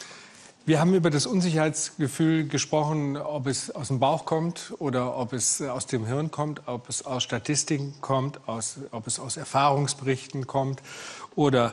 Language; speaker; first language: German; native; German